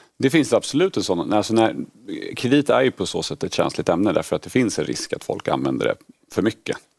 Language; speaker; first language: Swedish; early bilingual, other home language; Polish